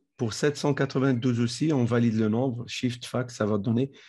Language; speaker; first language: French; non-native, local second language; Arabic